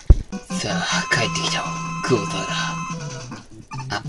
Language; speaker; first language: Japanese; native; Japanese